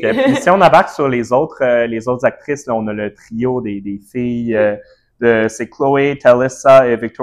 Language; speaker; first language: French; native; French